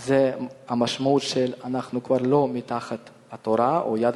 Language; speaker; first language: Hebrew; non-native, fluent; Russian